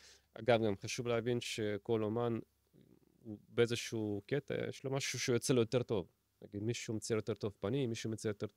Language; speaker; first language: Hebrew; native; Hebrew